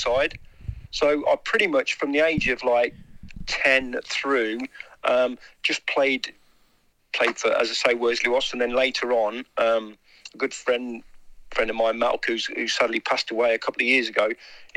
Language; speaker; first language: English; native; English